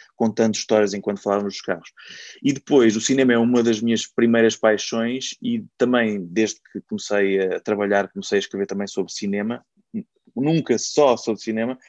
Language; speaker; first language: Portuguese; native; Portuguese